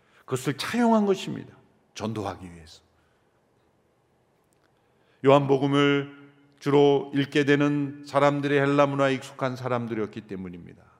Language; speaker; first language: Korean; native; Korean